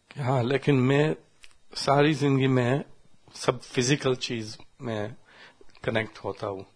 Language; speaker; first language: Hindi; non-native, learner; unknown